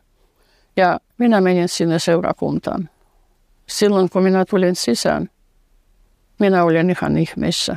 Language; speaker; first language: Finnish; non-native, fluent; Russian